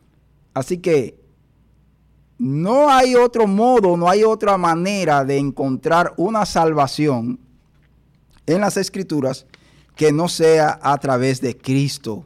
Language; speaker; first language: Spanish; native; Spanish